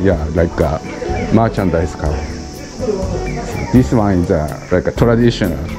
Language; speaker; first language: English; non-native, learner; Japanese